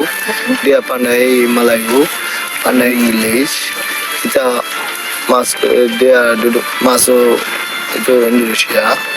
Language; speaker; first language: Indonesian; non-native, learner; Rohingya